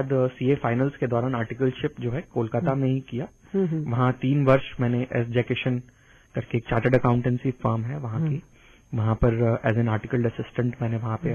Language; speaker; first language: Hindi; native; Hindi